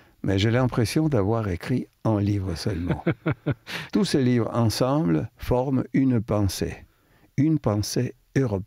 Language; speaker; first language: French; non-native, fluent; Italian